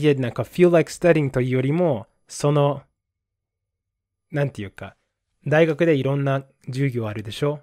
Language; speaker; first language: Japanese; non-native, fluent; English